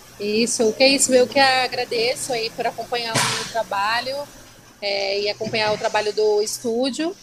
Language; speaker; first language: Portuguese; native; Portuguese